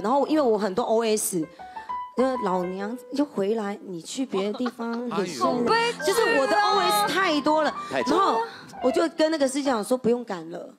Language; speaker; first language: Chinese; native; Chinese